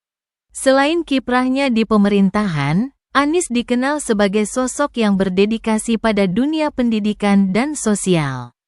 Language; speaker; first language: Indonesian; native; Indonesian